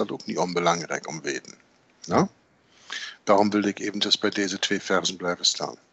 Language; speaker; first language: German; non-native, learner; Dutch